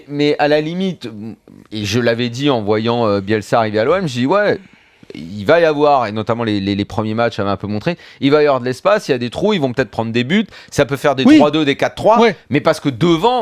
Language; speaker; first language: French; native; French